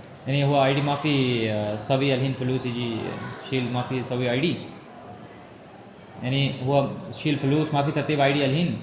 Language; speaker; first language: Arabic; non-native, learner; Hindi